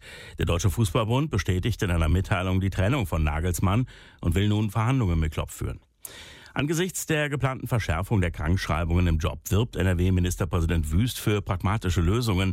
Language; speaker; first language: German; native; German